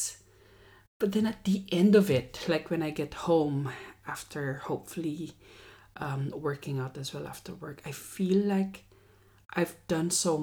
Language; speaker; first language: English; non-native, local second language; Pampanga